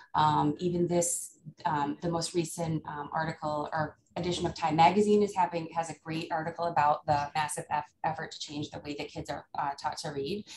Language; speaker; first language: English; native; English